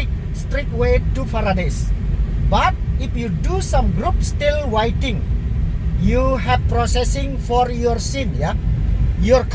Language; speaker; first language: English; non-native, learner; Indonesian